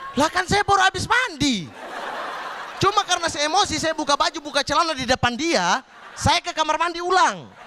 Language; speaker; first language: Indonesian; native; Indonesian